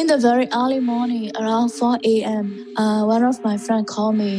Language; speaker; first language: English; non-native, learner; Burmese